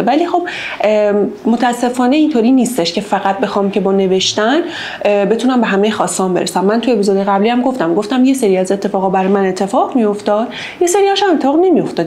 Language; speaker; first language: Persian; native; Persian